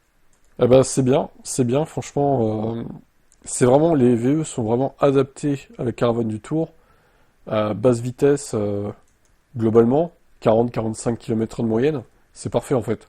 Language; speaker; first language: French; native; French